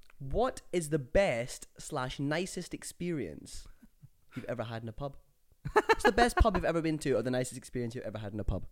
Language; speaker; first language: English; native; English